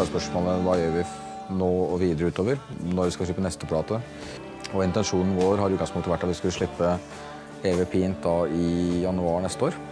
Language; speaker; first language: Norwegian; native; Norwegian